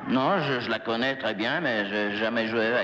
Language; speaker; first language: French; non-native, fluent; English